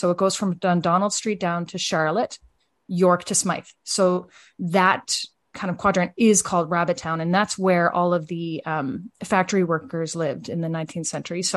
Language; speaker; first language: English; native; English